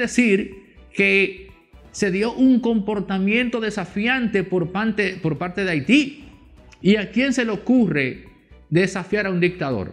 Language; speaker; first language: Spanish; native; Spanish